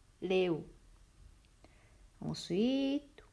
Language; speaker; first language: French; non-native, fluent; Korean